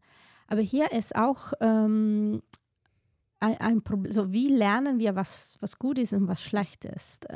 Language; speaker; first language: German; non-native, fluent; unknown